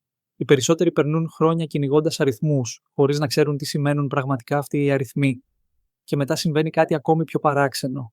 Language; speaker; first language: Greek; native; Greek